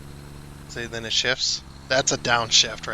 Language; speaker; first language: English; native; English